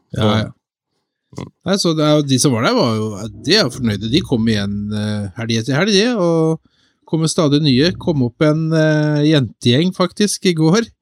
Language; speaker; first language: Norwegian; native; Norwegian